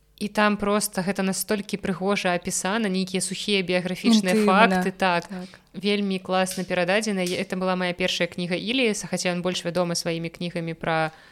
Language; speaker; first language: Belarusian; non-native, local second language; Russian